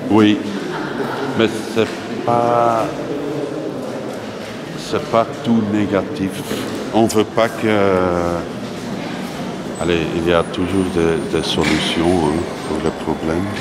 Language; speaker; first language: French; non-native, local second language; Dutch